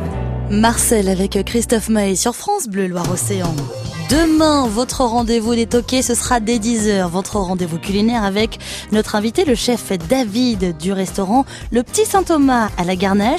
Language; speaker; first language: French; native; French